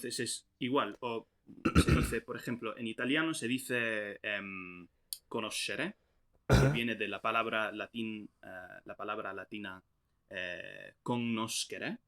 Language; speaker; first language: Spanish; non-native, fluent; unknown